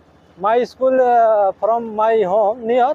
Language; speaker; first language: English; non-native, learner; Hindi